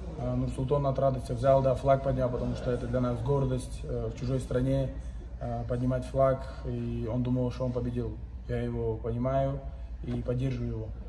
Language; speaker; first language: Russian; non-native, local second language; Uzbek